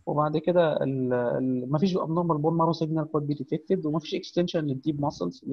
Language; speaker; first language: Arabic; native; Arabic